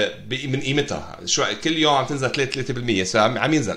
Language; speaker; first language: Arabic; native; Arabic